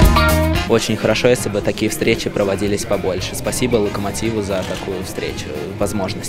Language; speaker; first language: Russian; native; Russian